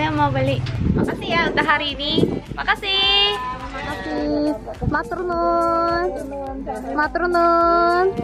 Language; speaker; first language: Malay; non-native, fluent; Korean